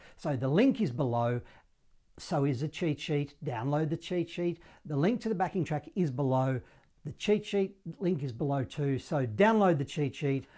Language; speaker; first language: English; native; English